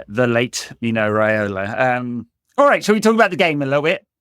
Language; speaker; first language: English; native; English